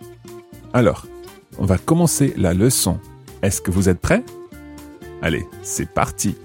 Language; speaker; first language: French; non-native, fluent; English